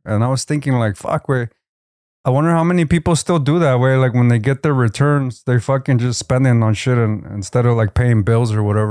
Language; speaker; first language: English; early bilingual, other home language; Spanish